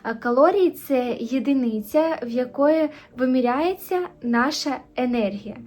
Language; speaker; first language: Ukrainian; non-native, local second language; Russian